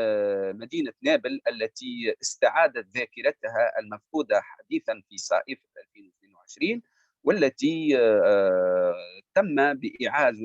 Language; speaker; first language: Arabic; native; Arabic